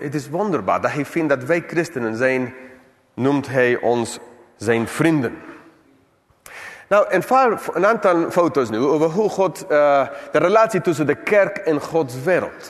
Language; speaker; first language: Dutch; non-native, fluent; English